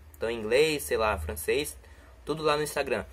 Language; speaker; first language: Portuguese; native; Portuguese